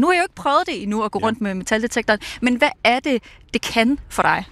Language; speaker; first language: Danish; native; Danish